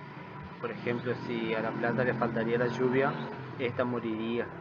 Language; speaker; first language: Spanish; native; Spanish